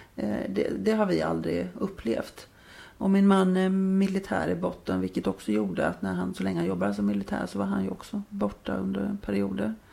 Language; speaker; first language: Swedish; native; Swedish